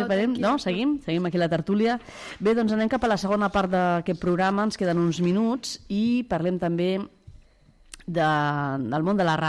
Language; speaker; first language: Catalan; native; Catalan